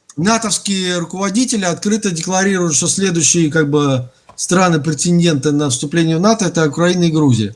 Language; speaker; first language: Russian; native; Russian